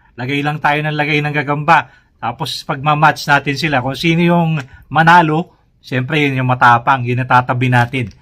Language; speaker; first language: Filipino; native; Filipino